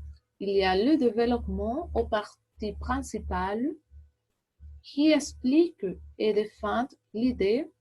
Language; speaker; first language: French; non-native, learner; Portuguese